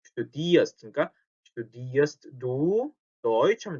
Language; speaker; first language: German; non-native, fluent; Korean